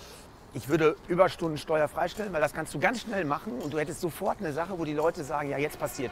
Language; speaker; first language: German; native; German